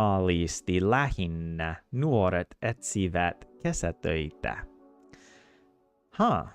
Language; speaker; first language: Finnish; non-native, learner; English